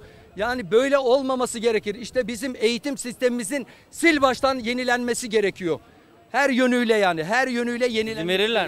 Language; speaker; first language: Turkish; native; Turkish